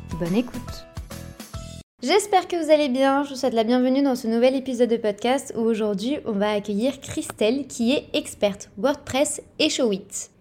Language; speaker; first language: French; native; French